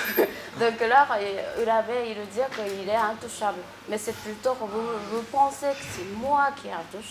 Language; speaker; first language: French; non-native, fluent; Japanese